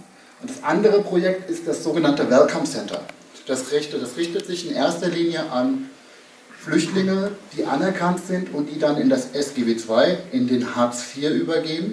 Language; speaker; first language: German; native; German